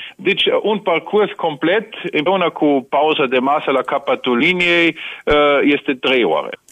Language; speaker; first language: Romanian; non-native, fluent; German